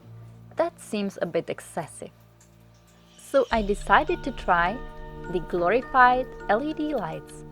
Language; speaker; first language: English; non-native, fluent; Czech